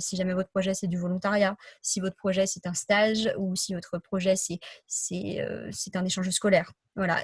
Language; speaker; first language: French; native; French